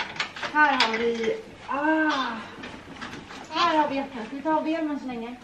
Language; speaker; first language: Swedish; native; Swedish